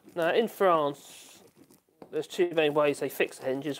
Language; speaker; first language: English; native; English